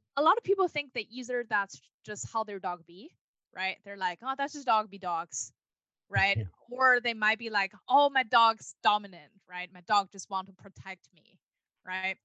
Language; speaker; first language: English; non-native, fluent; Chinese